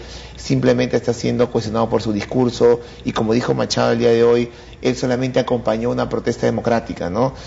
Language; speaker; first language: Spanish; native; Spanish